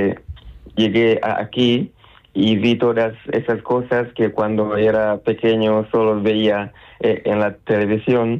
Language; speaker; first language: Spanish; non-native, learner; Swahili